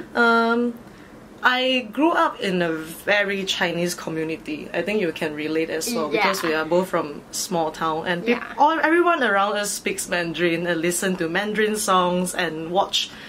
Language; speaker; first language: English; non-native, local second language; Chinese